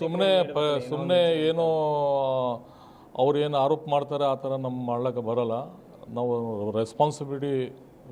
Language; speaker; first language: Kannada; non-native, local second language; Urdu